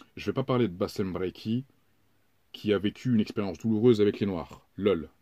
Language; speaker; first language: French; native; French